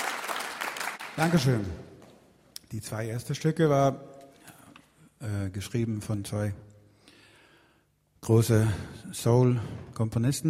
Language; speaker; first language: German; non-native, fluent; Swedish